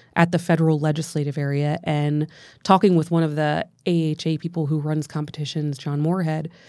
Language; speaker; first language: English; native; English